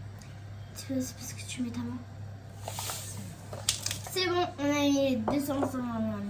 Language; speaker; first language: French; native; French